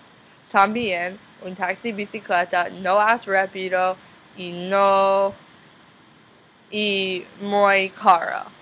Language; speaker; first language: Spanish; non-native, learner; English